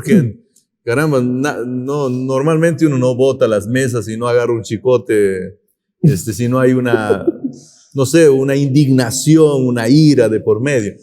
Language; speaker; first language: Spanish; native; Spanish